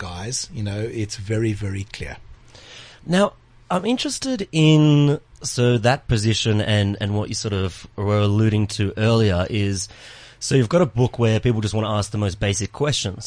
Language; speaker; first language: English; native; English